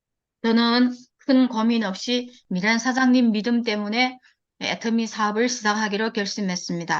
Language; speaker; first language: Korean; early bilingual, heritage; Korean